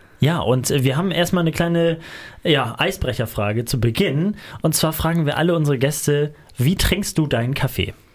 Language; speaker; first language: German; native; German